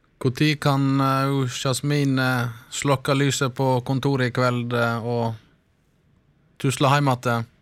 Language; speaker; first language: Norwegian; native; Norwegian